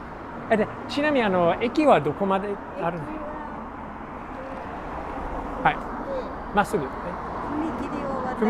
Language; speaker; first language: Japanese; non-native, learner; English